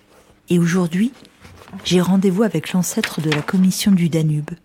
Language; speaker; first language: French; native; French